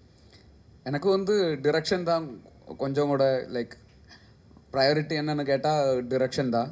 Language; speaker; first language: Tamil; non-native, learner; Malayalam